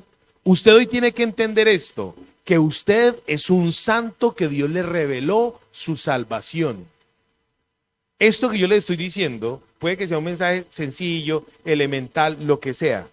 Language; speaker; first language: Spanish; native; Spanish